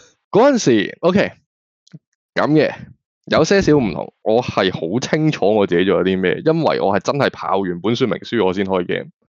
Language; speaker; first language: Cantonese; native; Cantonese